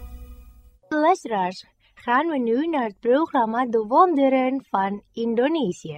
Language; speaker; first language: Dutch; non-native, fluent; Indonesian